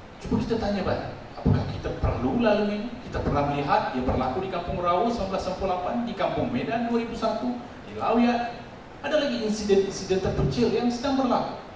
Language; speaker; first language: Malay; non-native, local second language; Tamil